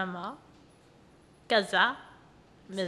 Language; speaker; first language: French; early bilingual, other home language; Portuguese